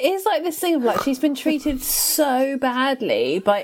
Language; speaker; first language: English; native; English